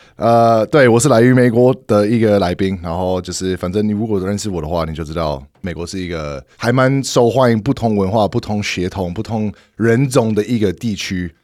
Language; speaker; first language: Chinese; non-native, fluent; English